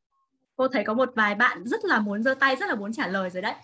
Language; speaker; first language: Vietnamese; native; Vietnamese